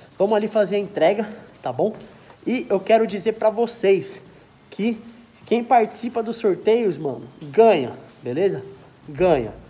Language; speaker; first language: Portuguese; native; Portuguese